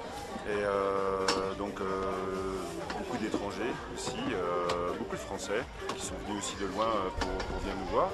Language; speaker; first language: French; native; French